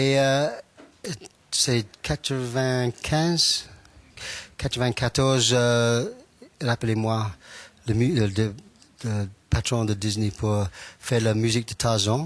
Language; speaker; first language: French; non-native, learner; English